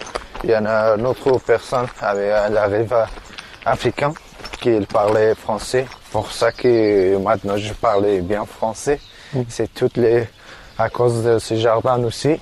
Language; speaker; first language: French; non-native, learner; Persian